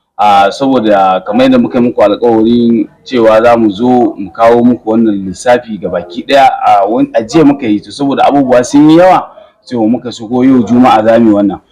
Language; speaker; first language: Hausa; native; Hausa